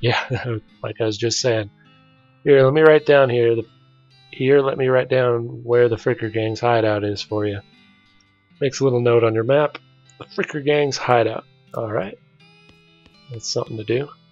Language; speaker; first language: English; native; English